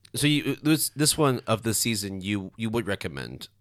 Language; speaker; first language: English; non-native, fluent; Cantonese